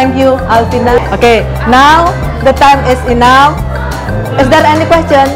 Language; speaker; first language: English; non-native, learner; Indonesian